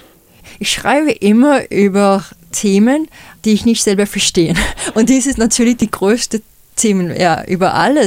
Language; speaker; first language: German; non-native, fluent; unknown